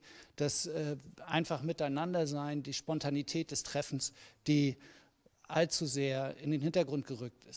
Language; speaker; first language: German; native; German